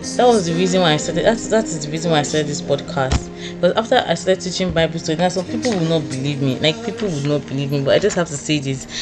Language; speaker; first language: English; non-native, local second language; Yoruba